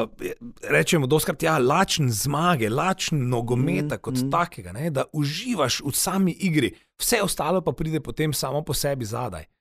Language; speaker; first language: Slovenian; native; Slovenian